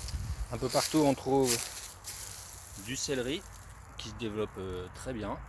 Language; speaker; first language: French; native; French